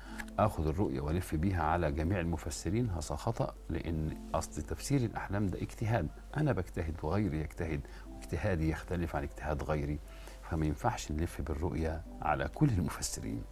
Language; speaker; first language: Arabic; native; Arabic